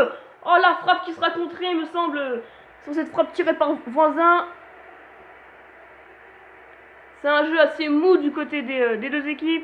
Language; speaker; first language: French; native; French